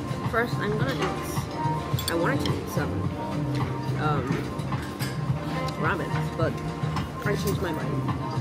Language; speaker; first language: English; non-native, learner; Korean